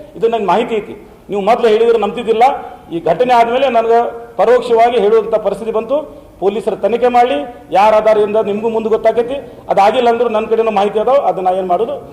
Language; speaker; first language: Kannada; non-native, local second language; Urdu